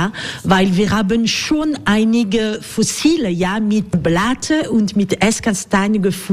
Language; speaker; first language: German; non-native, fluent; French